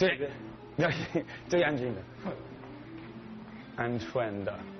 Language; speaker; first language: Chinese; non-native, learner; English